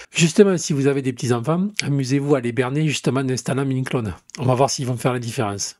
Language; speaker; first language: French; native; French